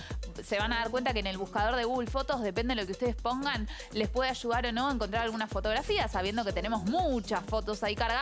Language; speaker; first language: Spanish; native; Spanish